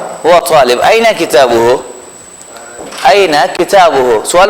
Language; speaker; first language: Arabic; non-native, fluent; Urdu